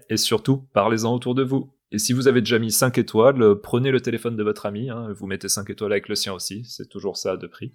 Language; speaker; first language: French; native; French